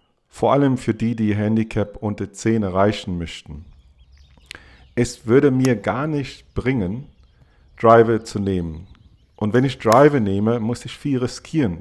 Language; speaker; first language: German; non-native, fluent; English